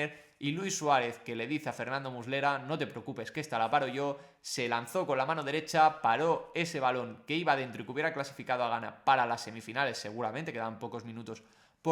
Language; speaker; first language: Spanish; native; Spanish